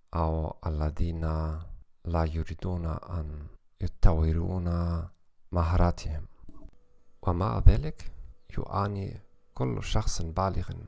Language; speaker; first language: Arabic; non-native, learner; German